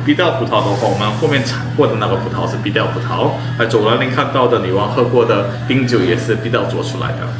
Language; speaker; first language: Chinese; non-native, fluent; Korean